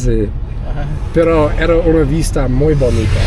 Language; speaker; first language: Spanish; non-native, learner; English